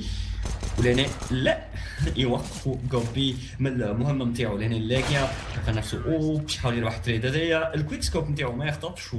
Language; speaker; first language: Arabic; native; Arabic